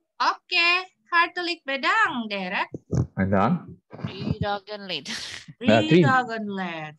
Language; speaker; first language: Dutch; non-native, learner; Indonesian